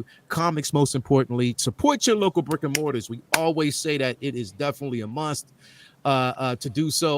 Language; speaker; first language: English; native; English